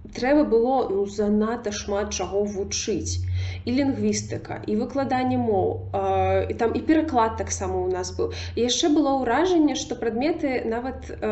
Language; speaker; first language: Belarusian; non-native, local second language; Russian